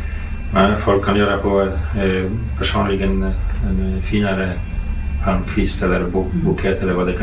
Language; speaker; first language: Swedish; non-native, fluent; Polish